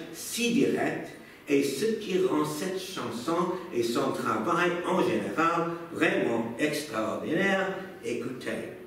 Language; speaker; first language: French; non-native, fluent; English